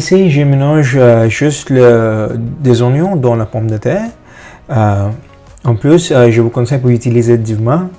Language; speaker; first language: French; non-native, fluent; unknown